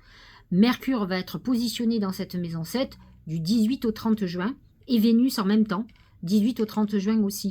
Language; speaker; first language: French; native; French